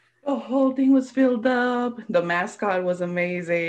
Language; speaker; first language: English; early bilingual, other home language; Spanish